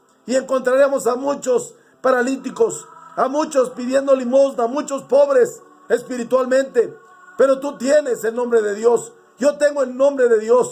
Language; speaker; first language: Spanish; native; Spanish